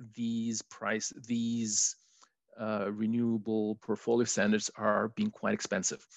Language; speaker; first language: English; non-native, fluent; Spanish